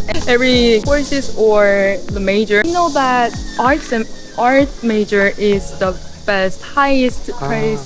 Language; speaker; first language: English; non-native, fluent; Korean